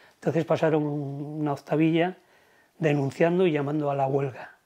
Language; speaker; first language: Spanish; native; Spanish